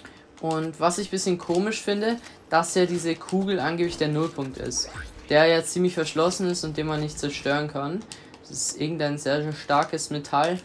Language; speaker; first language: German; native; German